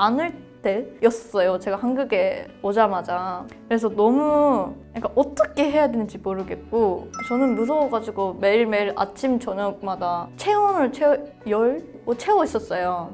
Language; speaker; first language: Korean; non-native, fluent; Japanese